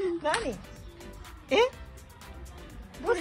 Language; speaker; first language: Japanese; non-native, fluent; Filipino